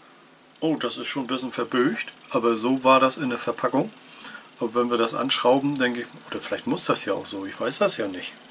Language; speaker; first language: German; native; German